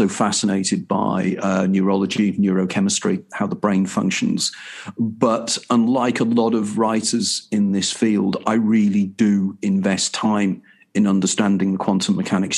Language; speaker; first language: English; native; English